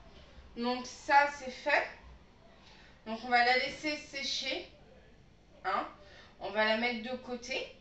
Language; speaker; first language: French; native; French